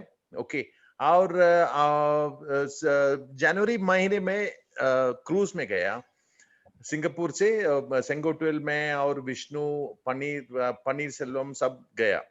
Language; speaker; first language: Hindi; non-native, learner; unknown